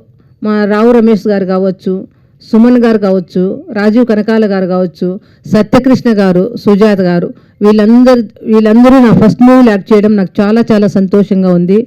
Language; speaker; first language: Telugu; native; Telugu